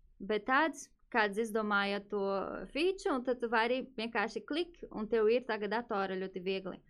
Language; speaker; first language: Latvian; non-native, fluent; Portuguese